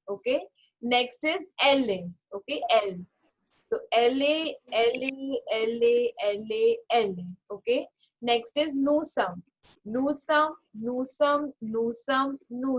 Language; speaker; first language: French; non-native, fluent; Hindi